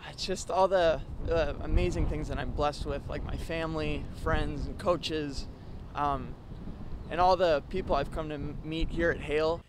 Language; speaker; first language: English; native; English